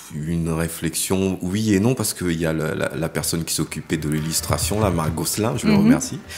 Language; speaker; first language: French; native; French